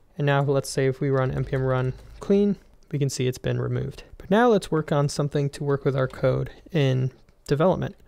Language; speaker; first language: English; native; English